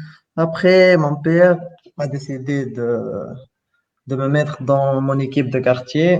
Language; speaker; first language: French; non-native, local second language; Arabic